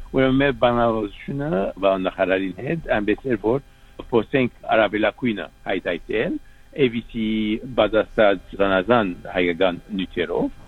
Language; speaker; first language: Armenian; early bilingual, heritage; Armenian